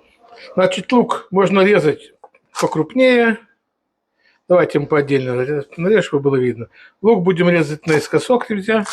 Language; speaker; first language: Russian; native; Russian